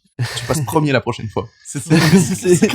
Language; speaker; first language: French; native; French